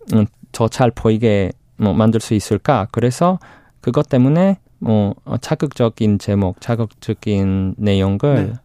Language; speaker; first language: Korean; non-native, fluent; English